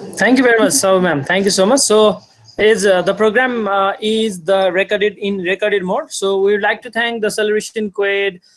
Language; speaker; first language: English; non-native, local second language; Nepali